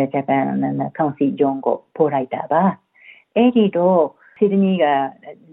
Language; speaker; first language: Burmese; non-native, fluent; Japanese